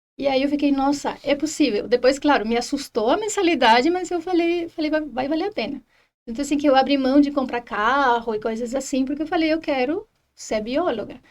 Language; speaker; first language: Portuguese; non-native, fluent; Spanish